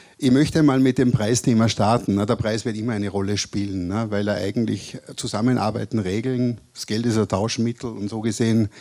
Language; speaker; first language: German; native; German